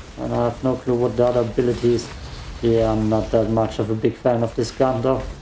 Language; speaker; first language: English; non-native, fluent; German